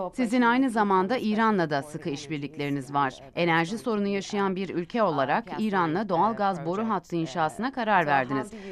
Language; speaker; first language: Turkish; native; Turkish